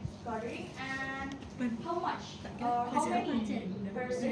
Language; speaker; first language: English; non-native, fluent; Indonesian